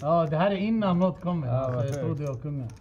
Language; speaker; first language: Swedish; native; Swedish